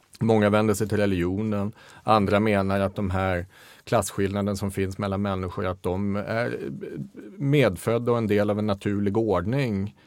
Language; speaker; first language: Swedish; native; Swedish